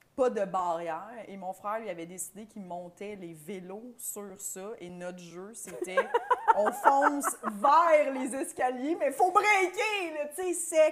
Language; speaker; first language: French; native; French